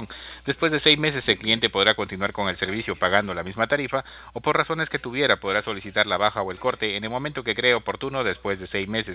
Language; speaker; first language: Spanish; native; Spanish